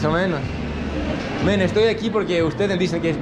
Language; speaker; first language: Spanish; non-native, learner; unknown